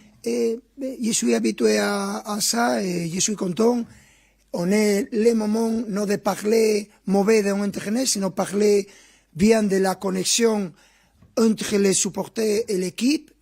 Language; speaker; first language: French; non-native, learner; Spanish